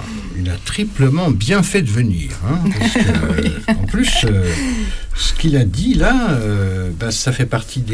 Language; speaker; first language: French; native; French